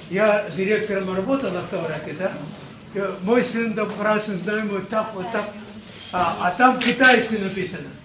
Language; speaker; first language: Russian; non-native, local second language; Tuvinian